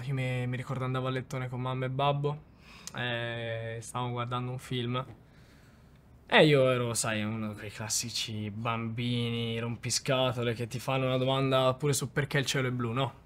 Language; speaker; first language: Italian; native; Italian